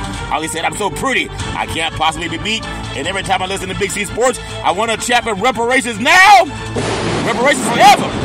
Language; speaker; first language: English; native; English